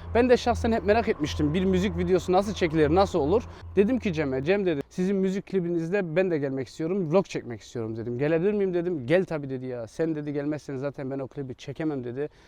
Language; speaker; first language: Turkish; early bilingual, heritage; Turkish